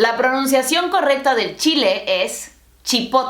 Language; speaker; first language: Spanish; non-native, fluent; English